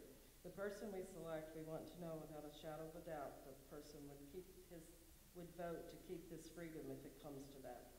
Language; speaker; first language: English; native; English